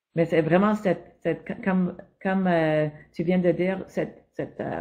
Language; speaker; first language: French; non-native, fluent; English